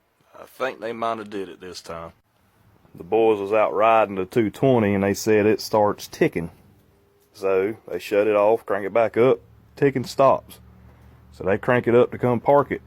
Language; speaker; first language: English; native; English